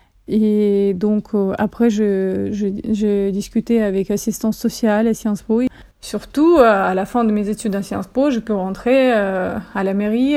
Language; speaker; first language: French; non-native, fluent; Russian